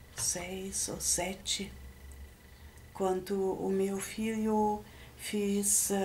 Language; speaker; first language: Portuguese; non-native, fluent; German